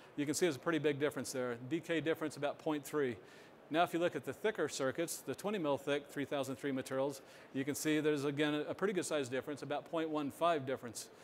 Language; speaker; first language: English; native; English